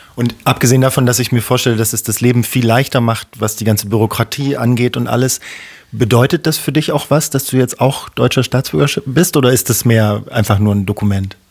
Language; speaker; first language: German; native; German